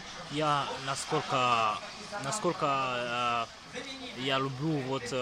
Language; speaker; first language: Russian; non-native, learner; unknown